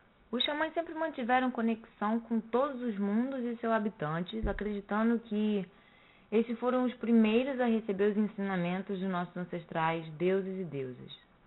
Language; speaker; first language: Portuguese; native; Portuguese